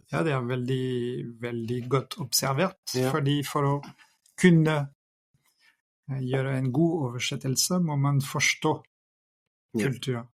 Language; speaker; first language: Norwegian; non-native, fluent; French